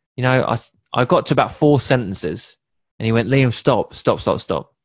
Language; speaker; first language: English; native; English